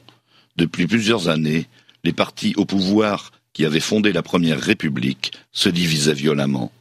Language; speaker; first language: French; native; French